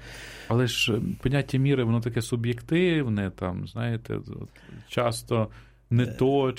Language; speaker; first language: Polish; non-native, learner; Ukrainian